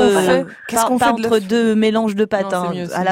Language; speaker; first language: French; native; French